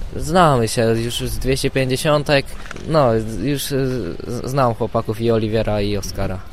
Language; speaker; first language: Polish; native; Polish